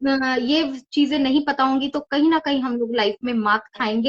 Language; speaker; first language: Hindi; native; Hindi